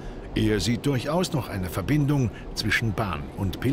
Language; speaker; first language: German; native; German